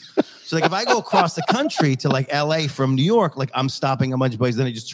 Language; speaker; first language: English; native; English